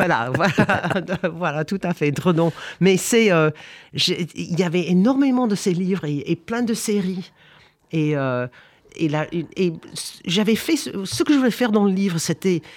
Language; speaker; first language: French; non-native, fluent; English